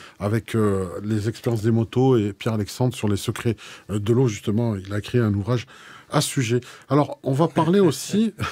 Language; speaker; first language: French; native; French